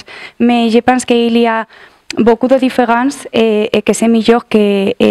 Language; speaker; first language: French; non-native, learner; Catalan